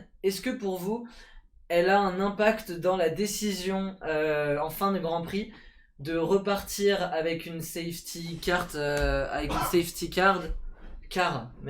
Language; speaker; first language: French; native; French